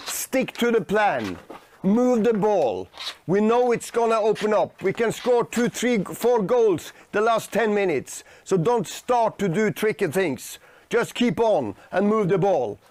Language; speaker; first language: English; non-native, fluent; Norwegian